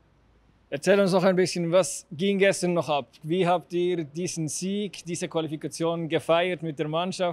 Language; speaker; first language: German; native; German